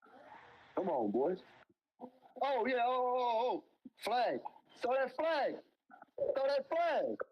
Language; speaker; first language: English; native; English